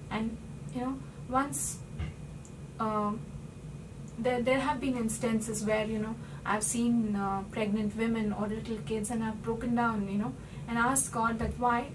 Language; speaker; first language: English; non-native, local second language; Hindi